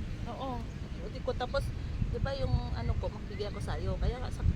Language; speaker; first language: Filipino; non-native, learner; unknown